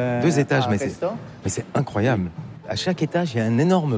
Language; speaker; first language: French; native; French